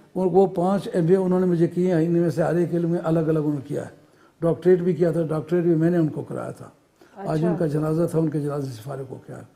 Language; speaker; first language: Urdu; non-native, local second language; Punjabi